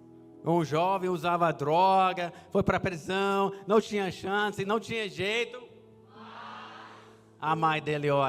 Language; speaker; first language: Portuguese; non-native, fluent; English